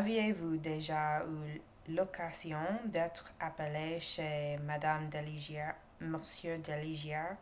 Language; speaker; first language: French; non-native, learner; English